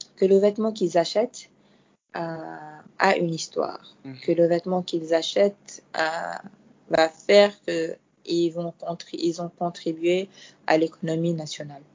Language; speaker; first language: French; non-native, local second language; Fula